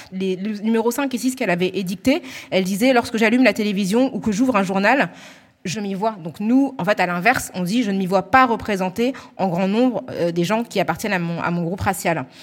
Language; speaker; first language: French; native; French